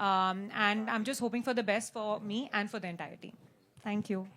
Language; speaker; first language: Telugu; non-native, learner; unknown